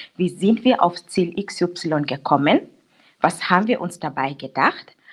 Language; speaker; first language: German; non-native, fluent; English